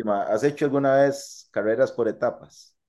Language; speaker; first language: Spanish; native; Spanish